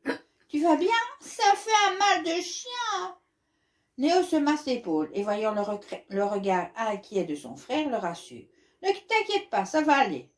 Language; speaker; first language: French; native; French